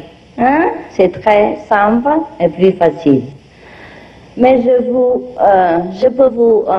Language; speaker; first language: French; non-native, fluent; Vietnamese